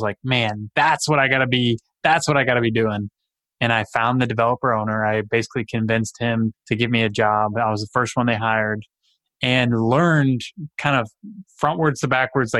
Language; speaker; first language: English; native; English